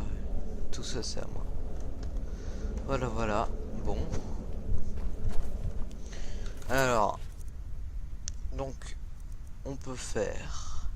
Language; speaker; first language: French; native; French